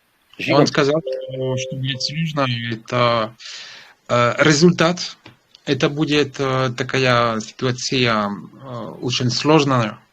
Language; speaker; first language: Russian; non-native, learner; French